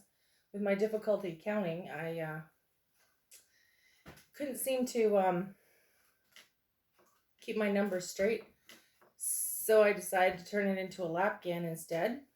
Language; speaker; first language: English; native; English